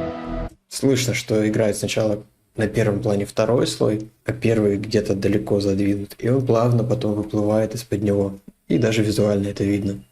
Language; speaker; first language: Russian; native; Russian